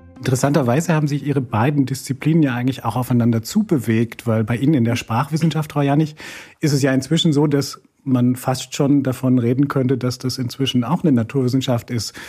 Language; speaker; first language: German; native; German